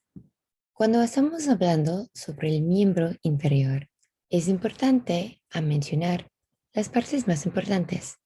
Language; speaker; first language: Spanish; non-native, fluent; English